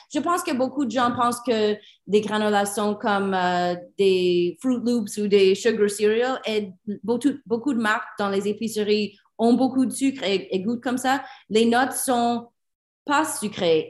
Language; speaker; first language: French; non-native, learner; English